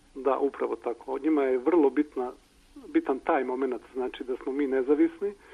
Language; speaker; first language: Serbian; native; Serbian